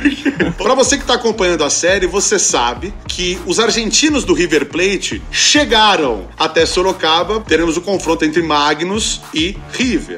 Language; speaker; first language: Portuguese; native; Portuguese